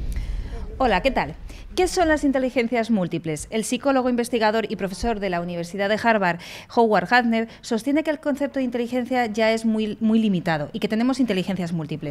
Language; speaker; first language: Spanish; native; Spanish